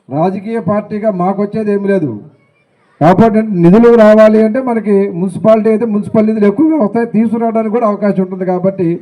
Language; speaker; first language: Telugu; native; Telugu